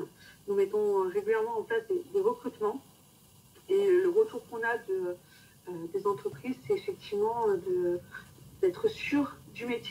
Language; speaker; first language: French; native; French